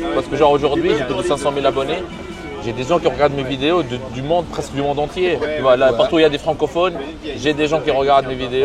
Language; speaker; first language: French; native; French